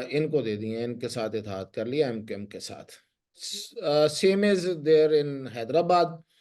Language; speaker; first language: Urdu; non-native, local second language; Punjabi